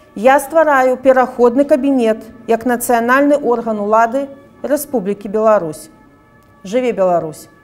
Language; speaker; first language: Belarusian; non-native, local second language; Russian